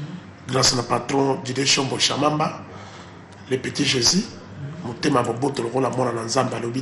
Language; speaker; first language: French; non-native, local second language; Lingala